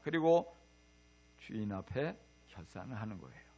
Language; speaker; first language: Korean; native; Korean